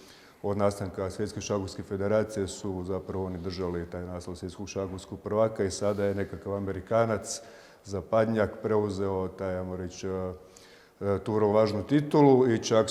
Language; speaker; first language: Croatian; native; Croatian